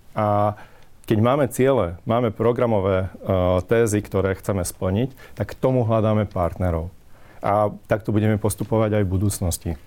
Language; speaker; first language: Slovak; non-native, local second language; Hungarian